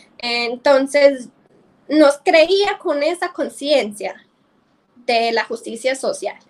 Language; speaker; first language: Spanish; non-native, fluent; English